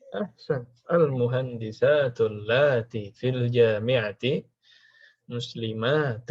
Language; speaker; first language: Arabic; non-native, fluent; Indonesian